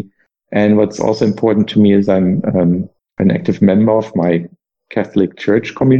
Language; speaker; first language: English; non-native, fluent; German